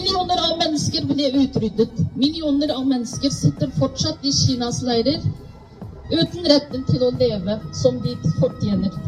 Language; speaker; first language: Norwegian; non-native, fluent; Uyghur